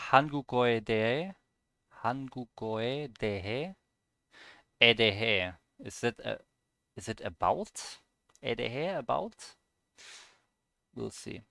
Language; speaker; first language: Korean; non-native, learner; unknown